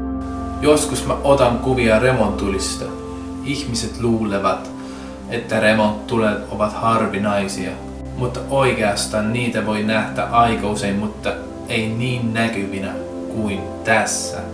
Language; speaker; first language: Finnish; non-native, learner; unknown